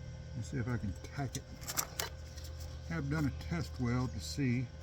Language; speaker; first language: English; native; English